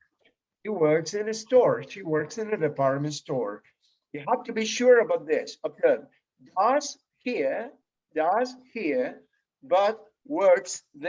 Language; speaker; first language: English; non-native, fluent; Spanish